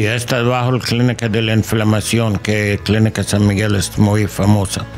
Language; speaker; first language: Spanish; non-native, learner; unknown